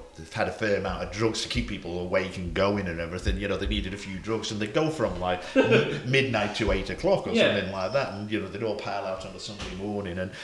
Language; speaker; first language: English; native; English